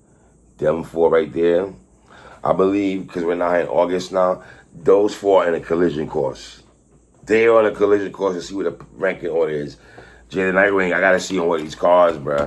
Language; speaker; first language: English; native; English